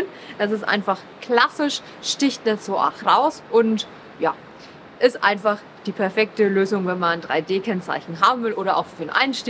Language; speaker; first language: German; native; German